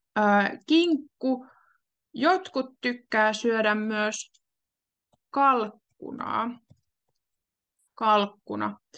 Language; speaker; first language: Finnish; native; Finnish